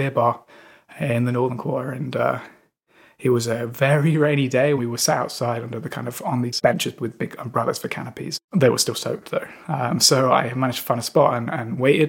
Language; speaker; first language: English; native; English